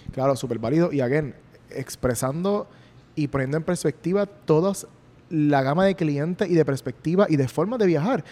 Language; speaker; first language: Spanish; native; Spanish